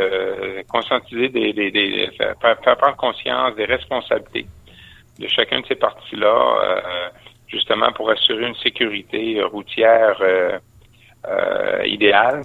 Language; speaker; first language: French; native; French